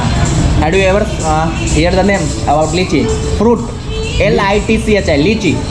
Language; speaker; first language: English; non-native, local second language; Hindi